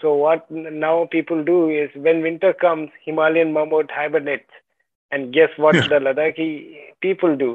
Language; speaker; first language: English; non-native, local second language; Ladakhi